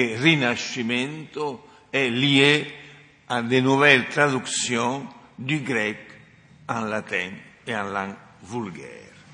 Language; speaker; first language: French; non-native, fluent; Italian